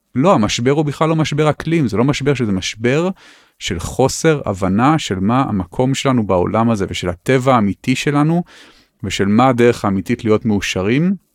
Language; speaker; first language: Hebrew; native; Hebrew